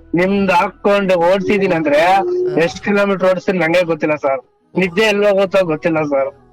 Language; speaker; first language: Kannada; non-native, local second language; Telugu